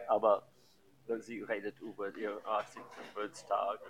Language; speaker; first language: German; non-native, fluent; English